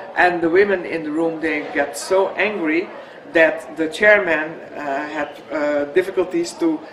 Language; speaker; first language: English; non-native, fluent; Dutch